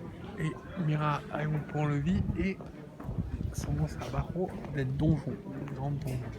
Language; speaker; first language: Spanish; non-native, learner; French